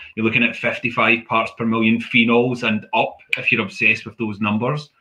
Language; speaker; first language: English; native; English